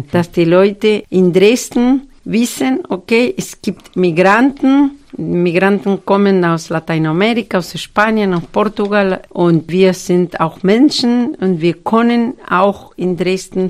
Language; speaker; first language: German; non-native, fluent; Spanish